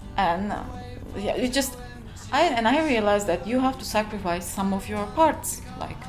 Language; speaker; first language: English; non-native, fluent; Turkish